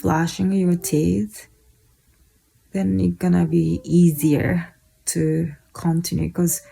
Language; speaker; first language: English; non-native, fluent; Japanese